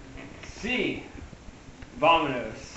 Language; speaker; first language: Spanish; non-native, learner; English